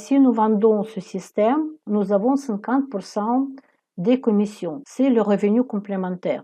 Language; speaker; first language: French; non-native, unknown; Ukrainian